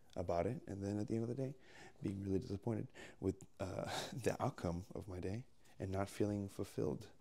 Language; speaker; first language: English; early bilingual, other home language; Spanish